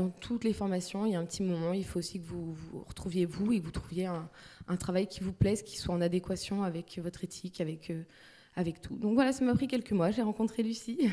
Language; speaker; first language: French; native; French